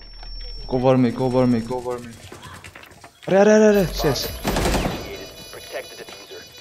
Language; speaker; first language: English; non-native, learner; Bodo